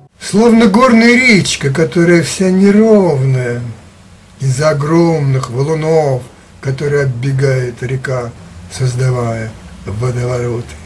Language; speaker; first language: Russian; native; Russian